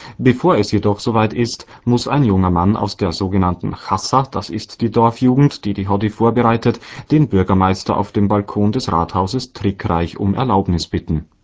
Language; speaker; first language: German; native; German